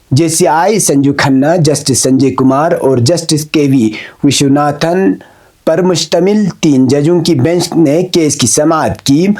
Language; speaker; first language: Urdu; non-native, local second language; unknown